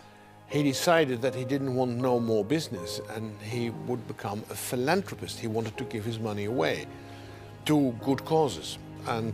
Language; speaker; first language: English; non-native, fluent; Dutch